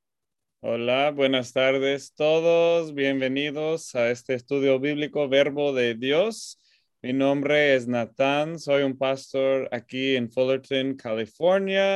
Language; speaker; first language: Spanish; non-native, fluent; English